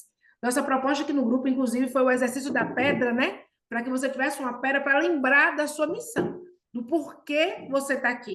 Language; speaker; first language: Portuguese; native; Portuguese